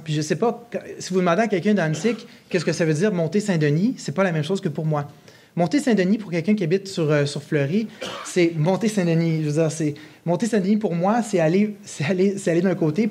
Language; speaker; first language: French; native; French